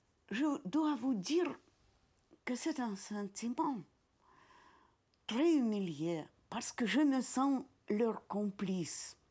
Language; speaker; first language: French; non-native, fluent; Russian